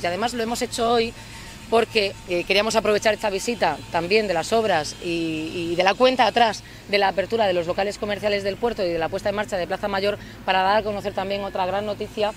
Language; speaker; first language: Spanish; native; Spanish